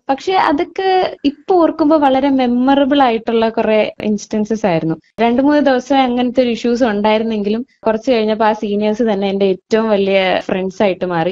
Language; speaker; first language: Malayalam; early bilingual, heritage; Malayalam